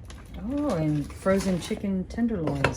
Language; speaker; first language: English; native; English